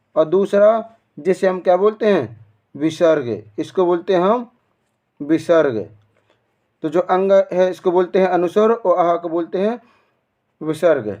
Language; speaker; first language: Hindi; native; Hindi